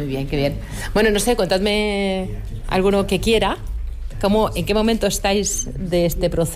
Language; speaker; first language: Spanish; native; Spanish